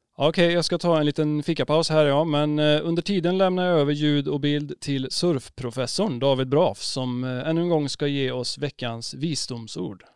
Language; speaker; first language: Swedish; native; Swedish